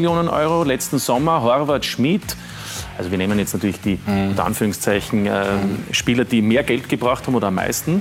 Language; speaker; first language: German; native; German